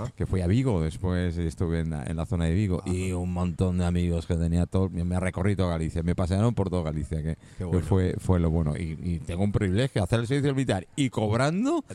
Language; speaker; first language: Spanish; non-native, fluent; English